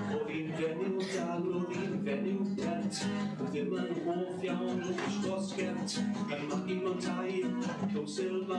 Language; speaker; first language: Welsh; native; Welsh